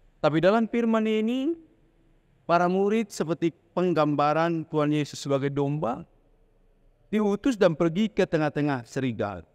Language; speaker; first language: Indonesian; non-native, local second language; Batak Toba